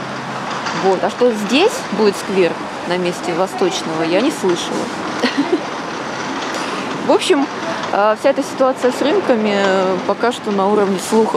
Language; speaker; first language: Russian; native; Russian